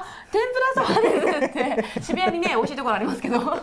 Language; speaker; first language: Japanese; native; Japanese